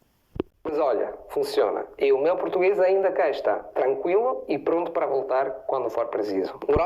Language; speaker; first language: Portuguese; non-native, fluent; Italian